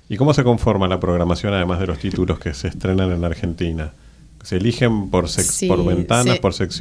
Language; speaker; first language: Spanish; native; Spanish